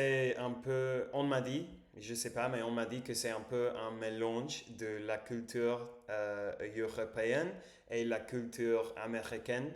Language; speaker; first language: French; non-native, learner; English